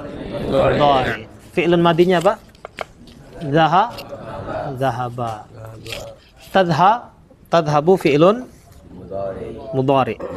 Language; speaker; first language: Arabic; non-native, fluent; Indonesian